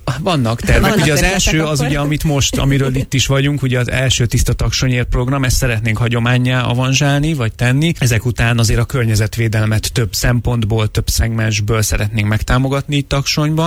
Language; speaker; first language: Hungarian; native; Hungarian